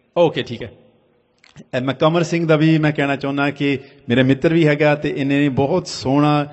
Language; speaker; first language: Punjabi; early bilingual, heritage; Punjabi